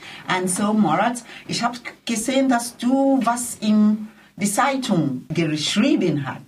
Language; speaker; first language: German; non-native, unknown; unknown